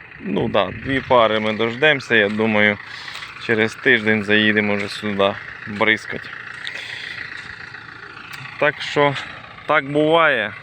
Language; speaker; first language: Ukrainian; native; Ukrainian